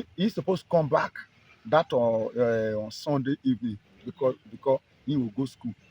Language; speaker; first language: Nigerian Pidgin; non-native, local second language; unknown